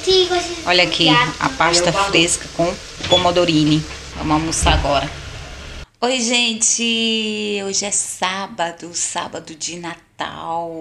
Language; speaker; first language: Portuguese; native; Portuguese